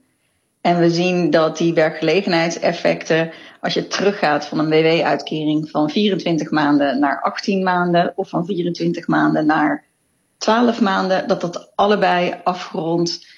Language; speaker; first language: Dutch; native; Dutch